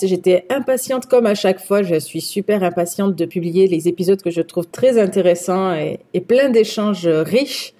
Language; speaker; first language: French; native; French